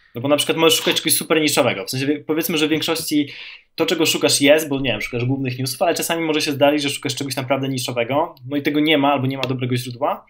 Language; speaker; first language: Polish; native; Polish